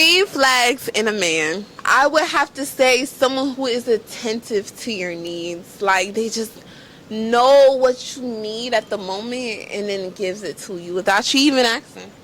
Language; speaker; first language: English; native; English